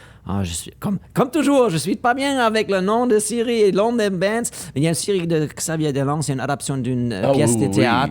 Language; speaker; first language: French; non-native, learner; German